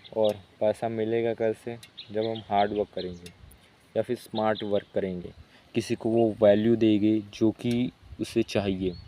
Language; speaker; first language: Hindi; non-native, local second language; Marathi